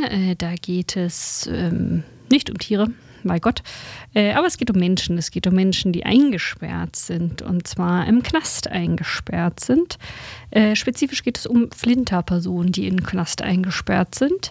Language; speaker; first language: German; native; German